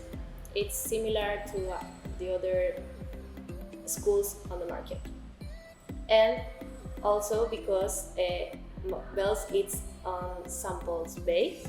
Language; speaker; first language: English; non-native, learner; Spanish